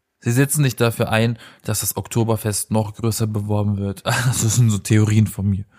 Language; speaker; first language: German; native; German